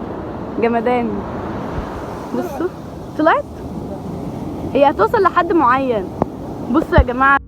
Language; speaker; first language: Arabic; native; Arabic